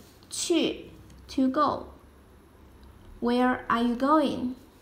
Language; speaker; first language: English; non-native, fluent; Chinese